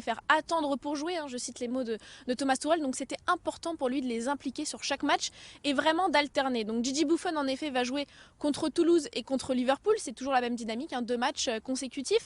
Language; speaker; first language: French; native; French